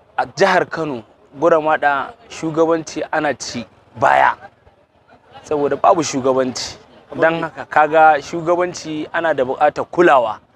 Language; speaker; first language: Hausa; native; Hausa